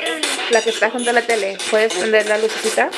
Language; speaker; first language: Spanish; native; Spanish